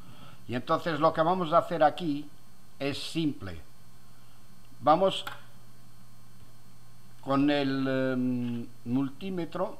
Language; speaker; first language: Spanish; non-native, fluent; Portuguese